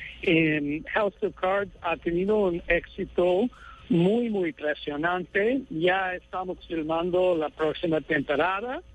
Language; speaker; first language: Spanish; non-native, fluent; English